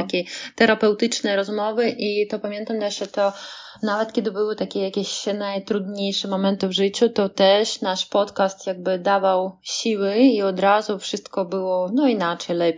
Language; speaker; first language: Polish; non-native, fluent; Russian